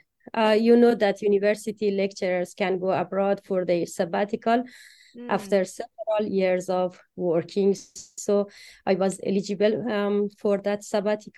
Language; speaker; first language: English; non-native, fluent; Persian